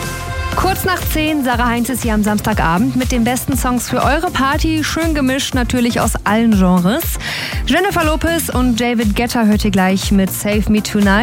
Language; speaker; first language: German; native; German